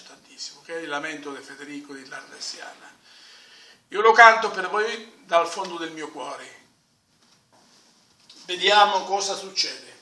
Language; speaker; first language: Italian; non-native, fluent; Spanish